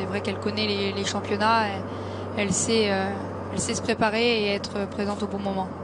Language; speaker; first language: French; native; French